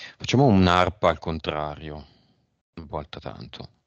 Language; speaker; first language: Italian; native; Italian